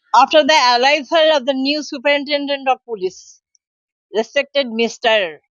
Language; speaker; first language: English; non-native, local second language; Bangla